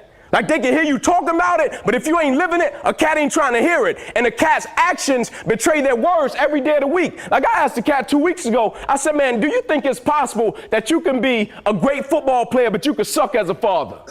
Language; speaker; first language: English; native; English